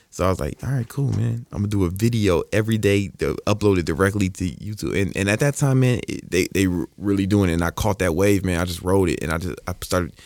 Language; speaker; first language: English; native; English